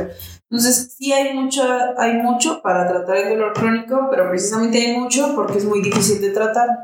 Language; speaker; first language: Spanish; native; Spanish